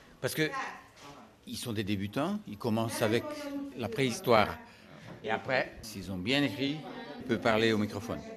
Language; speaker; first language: French; non-native, fluent; Hungarian